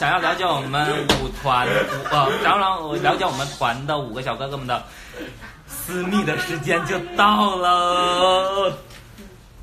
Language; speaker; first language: Chinese; native; Chinese